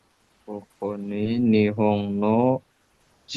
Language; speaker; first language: Japanese; non-native, learner; Indonesian